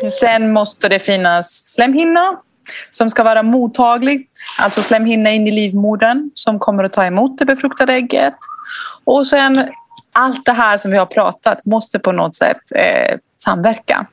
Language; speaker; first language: Swedish; non-native, fluent; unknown